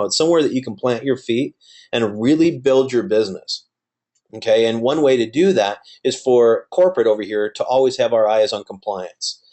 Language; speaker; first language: English; native; English